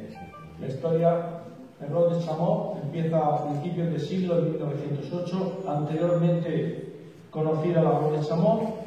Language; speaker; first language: Spanish; native; Spanish